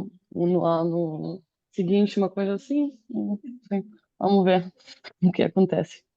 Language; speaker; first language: Portuguese; non-native, fluent; German